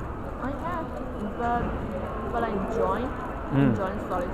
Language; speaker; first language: English; non-native, learner; Chinese